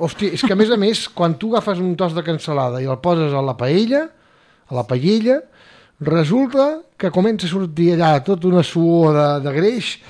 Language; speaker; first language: Catalan; native; Catalan